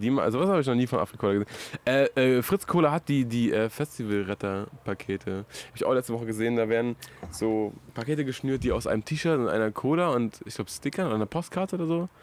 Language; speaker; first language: German; native; German